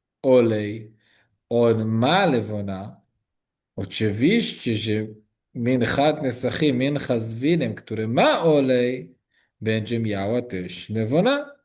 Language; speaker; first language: Polish; non-native, learner; Hebrew